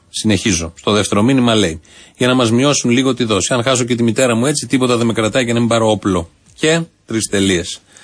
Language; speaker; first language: Greek; native; Greek